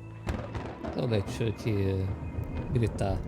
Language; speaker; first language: Portuguese; native; Portuguese